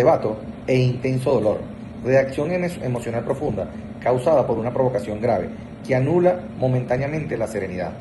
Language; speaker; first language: Spanish; native; Spanish